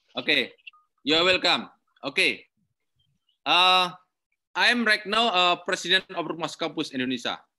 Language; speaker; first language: English; non-native, learner; Indonesian